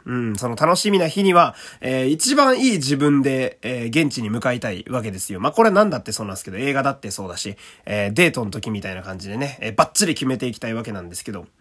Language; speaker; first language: Japanese; native; Japanese